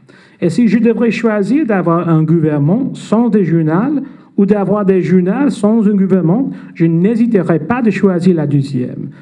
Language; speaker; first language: French; non-native, fluent; English